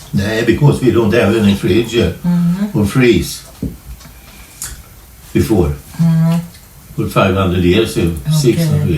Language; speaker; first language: English; non-native, learner; Swedish